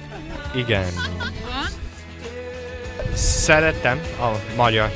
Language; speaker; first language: Hungarian; non-native, learner; English